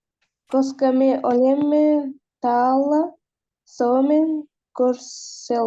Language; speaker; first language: Finnish; non-native, learner; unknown